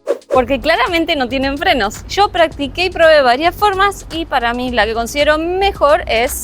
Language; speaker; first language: Spanish; native; Spanish